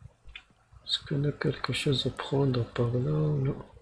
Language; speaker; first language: French; non-native, learner; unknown